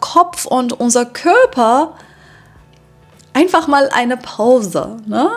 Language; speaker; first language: German; non-native, fluent; Persian